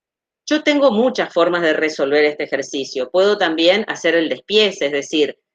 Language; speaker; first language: Spanish; native; Spanish